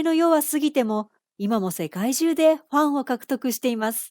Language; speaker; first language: Japanese; native; Japanese